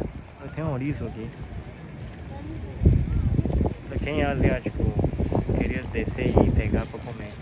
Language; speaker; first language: Portuguese; non-native, fluent; Chinese